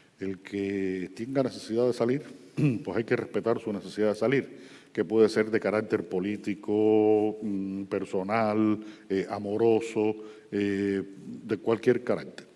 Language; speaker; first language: Spanish; native; Spanish